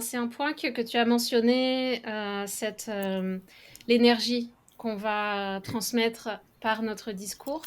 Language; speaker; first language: French; native; French